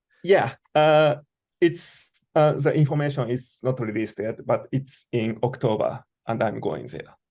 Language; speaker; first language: English; non-native, learner; Japanese